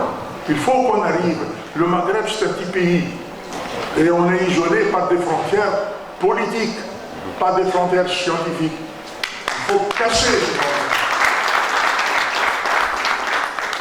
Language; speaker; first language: French; non-native, local second language; Arabic